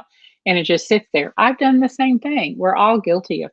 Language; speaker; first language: English; native; English